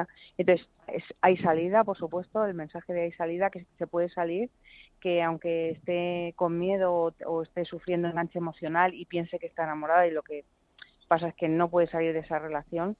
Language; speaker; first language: Spanish; native; Spanish